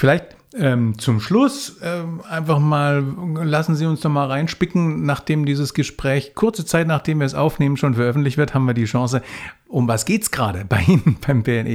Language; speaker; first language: German; native; German